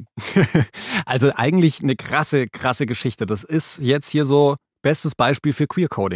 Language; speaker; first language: German; native; German